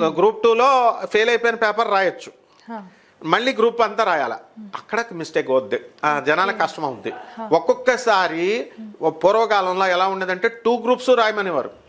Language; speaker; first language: Telugu; native; Telugu